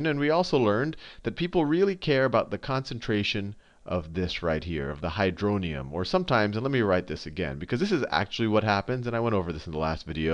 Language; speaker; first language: English; native; English